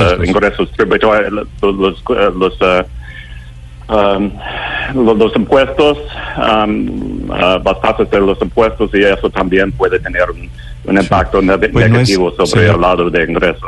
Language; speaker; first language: Spanish; non-native, learner; English